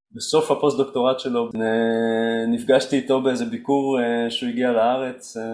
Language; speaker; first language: Hebrew; native; Hebrew